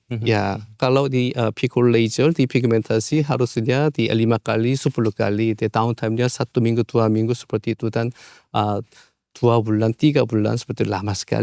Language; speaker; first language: Indonesian; non-native, learner; Korean